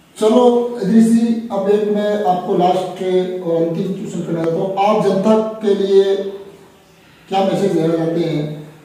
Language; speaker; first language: Hindi; native; Hindi